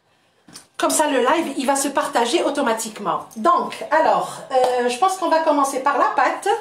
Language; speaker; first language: French; non-native, local second language; Arabic